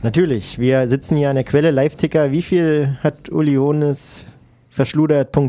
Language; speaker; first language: German; native; German